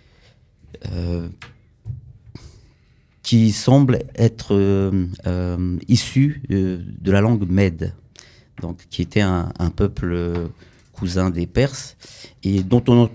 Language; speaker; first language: French; early bilingual, other home language; Kurdish